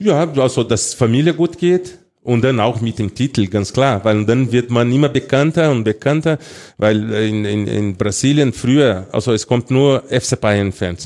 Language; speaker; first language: German; non-native, fluent; Portuguese